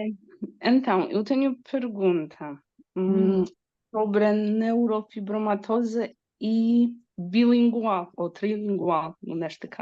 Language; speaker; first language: Portuguese; non-native, learner; Polish